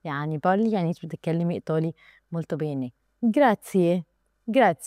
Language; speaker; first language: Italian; non-native, learner; Arabic